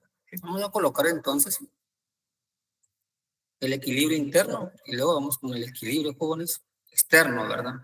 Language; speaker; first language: Spanish; native; Spanish